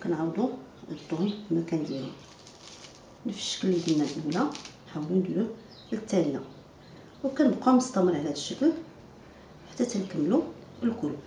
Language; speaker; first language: Arabic; native; Arabic